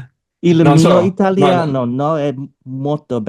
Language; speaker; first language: Italian; non-native, learner; Chinese